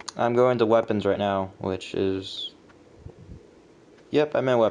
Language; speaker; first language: English; native; English